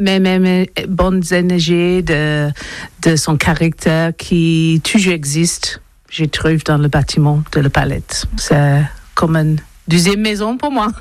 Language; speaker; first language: French; non-native, learner; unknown